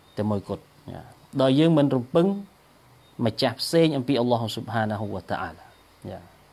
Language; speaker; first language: Khmer; non-native, local second language; Eastern Cham